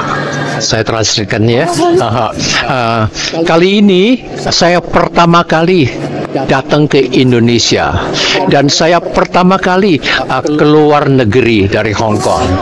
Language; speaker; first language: Indonesian; non-native, learner; Cantonese